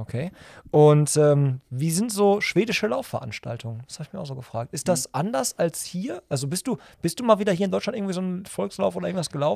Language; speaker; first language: German; native; German